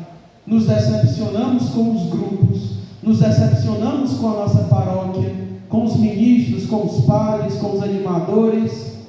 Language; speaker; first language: Portuguese; native; Portuguese